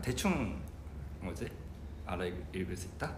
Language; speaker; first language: Korean; non-native, learner; Japanese